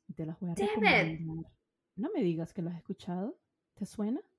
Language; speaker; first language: Spanish; native; Spanish